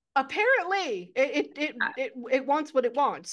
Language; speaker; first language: English; native; English